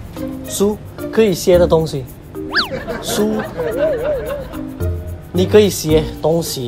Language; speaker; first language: Chinese; non-native, fluent; Indonesian